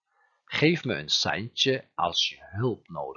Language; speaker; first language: Dutch; non-native, fluent; Turkish